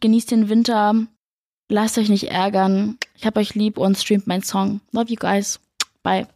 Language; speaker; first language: German; native; German